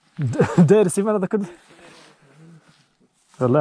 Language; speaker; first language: Arabic; native; Arabic